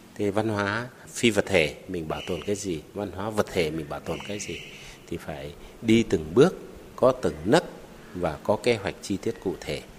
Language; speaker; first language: Vietnamese; non-native, local second language; Tày